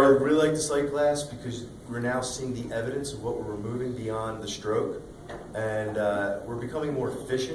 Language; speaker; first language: English; native; English